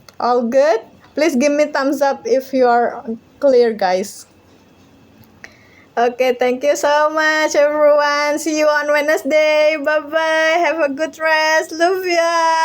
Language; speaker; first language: English; non-native, learner; Indonesian